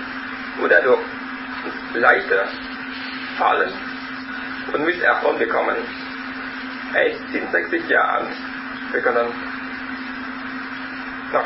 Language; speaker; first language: German; non-native, learner; Vietnamese